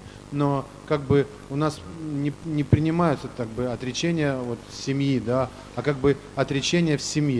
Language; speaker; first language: Russian; native; Russian